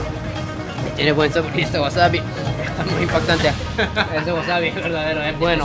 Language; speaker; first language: Spanish; non-native, fluent; Japanese